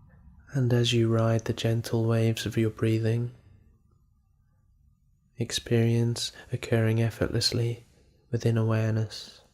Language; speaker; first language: English; native; English